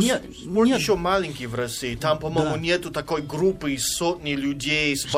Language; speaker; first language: Russian; non-native, fluent; English